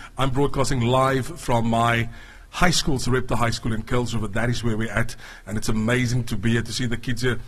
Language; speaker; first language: English; non-native, local second language; Afrikaans